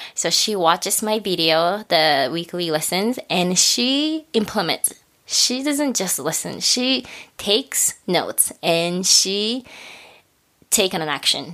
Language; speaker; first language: English; non-native, fluent; Japanese